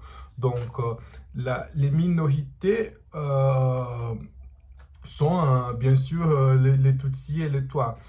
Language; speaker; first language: French; non-native, learner; Portuguese